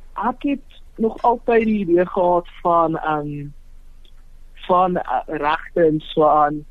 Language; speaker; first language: Afrikaans; non-native, local second language; Tswana